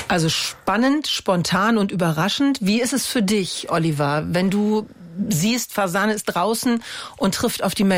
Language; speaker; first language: German; native; German